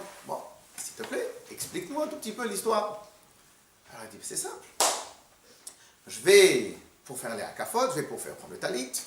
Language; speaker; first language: French; native; French